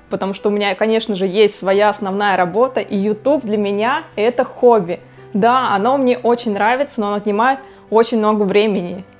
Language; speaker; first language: Russian; native; Russian